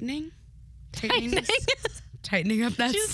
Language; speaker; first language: English; native; English